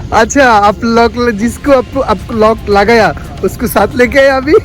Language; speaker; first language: Hindi; non-native, learner; Bangla